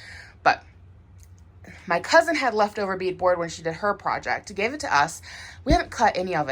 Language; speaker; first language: English; native; English